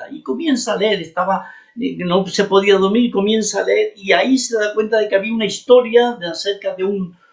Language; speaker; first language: Spanish; native; Spanish